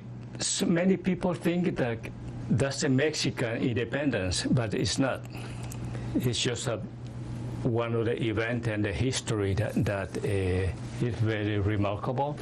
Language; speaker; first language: English; non-native, fluent; Spanish